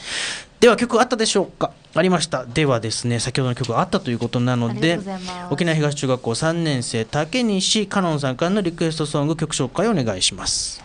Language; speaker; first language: Japanese; native; Japanese